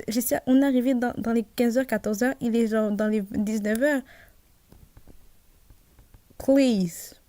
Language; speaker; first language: French; early bilingual, other home language; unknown